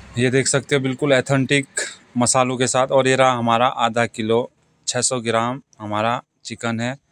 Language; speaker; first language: Hindi; native; Hindi